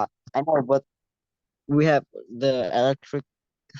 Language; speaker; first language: English; non-native, learner; Vietnamese